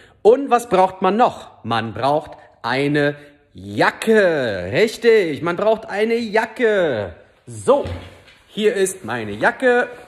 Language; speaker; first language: German; non-native, fluent; English